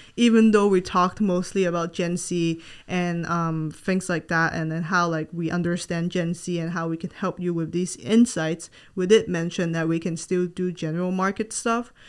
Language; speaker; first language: English; non-native, local second language; Cantonese